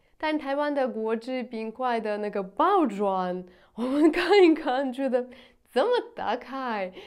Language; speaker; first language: Chinese; non-native, fluent; Russian